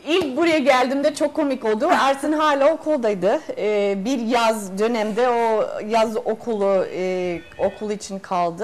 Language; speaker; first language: Turkish; non-native, fluent; Spanish